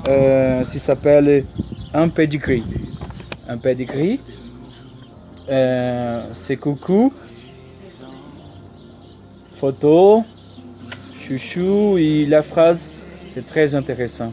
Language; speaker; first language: French; non-native, learner; Portuguese